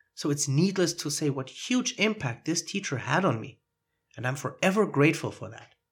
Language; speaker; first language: English; non-native, fluent; German